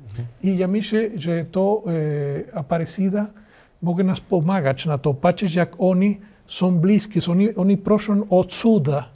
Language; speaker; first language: Polish; non-native, learner; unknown